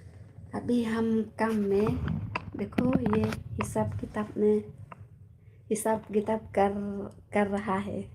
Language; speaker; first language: Hindi; non-native, local second language; Khasi